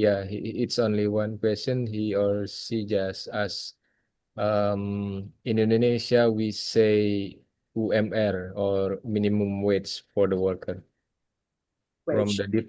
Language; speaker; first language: English; non-native, fluent; Indonesian